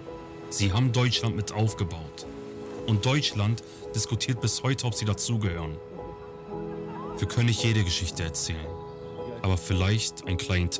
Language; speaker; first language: German; early bilingual, other home language; Kurdish